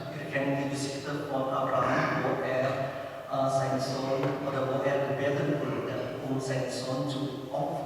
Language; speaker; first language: German; non-native, learner; Indonesian